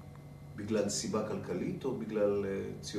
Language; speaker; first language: Hebrew; native; Hebrew